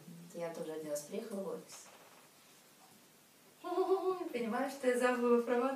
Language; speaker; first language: Russian; native; Russian